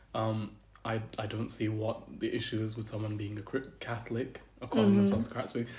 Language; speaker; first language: English; early bilingual, other home language; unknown